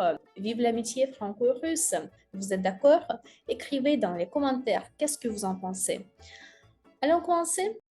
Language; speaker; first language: French; non-native, fluent; Russian